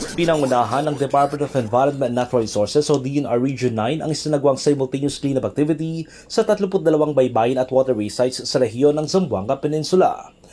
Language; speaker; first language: Filipino; non-native, local second language; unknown